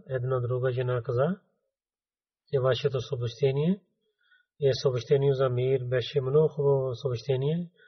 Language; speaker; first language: Bulgarian; non-native, fluent; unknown